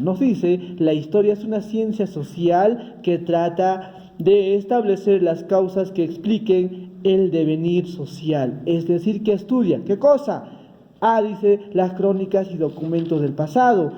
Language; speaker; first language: Spanish; native; Spanish